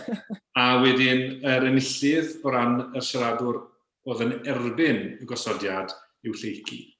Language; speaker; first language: Welsh; native; Welsh